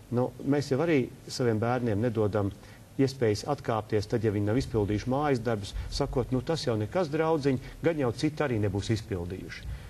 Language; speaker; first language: Latvian; native; Latvian